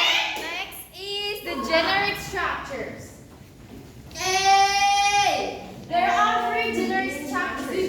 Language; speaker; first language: English; non-native, learner; Indonesian